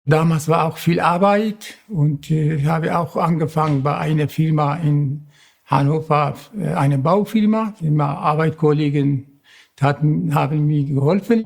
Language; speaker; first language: German; non-native, learner; Kurdish